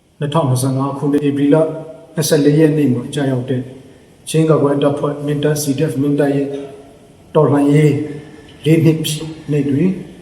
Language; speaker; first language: Burmese; non-native, local second language; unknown